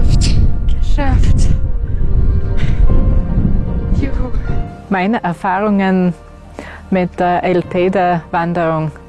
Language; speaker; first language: German; non-native, fluent; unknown